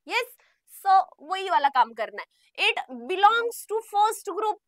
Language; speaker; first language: Hindi; non-native, local second language; Marathi